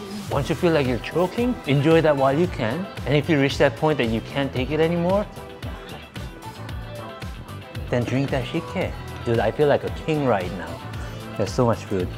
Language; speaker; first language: English; non-native, fluent; Korean